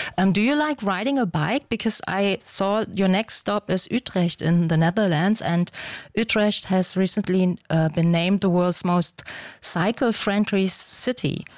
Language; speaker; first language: English; non-native, fluent; German